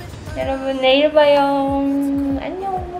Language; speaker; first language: Korean; non-native, fluent; Japanese